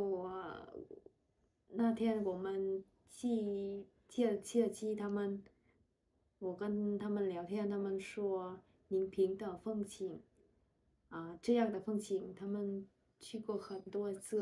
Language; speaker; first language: Chinese; non-native, learner; Vietnamese